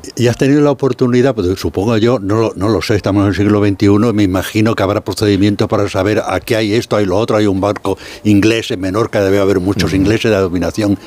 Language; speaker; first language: Spanish; native; Spanish